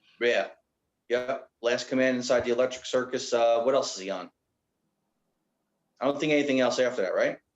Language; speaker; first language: English; native; English